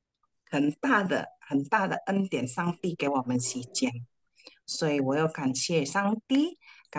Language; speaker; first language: Chinese; early bilingual, heritage; Chinese